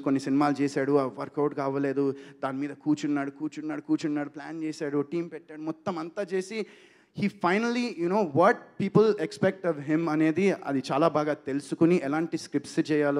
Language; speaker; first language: Telugu; native; Telugu